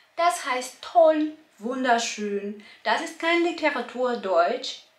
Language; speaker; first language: German; non-native, fluent; Russian